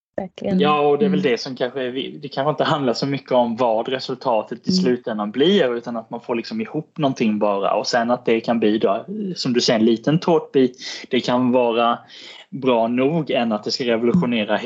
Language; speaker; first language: Swedish; native; Swedish